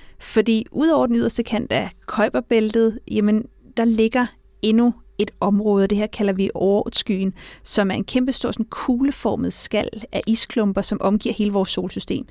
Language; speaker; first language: Danish; native; Danish